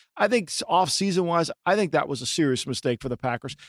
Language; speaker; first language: English; native; English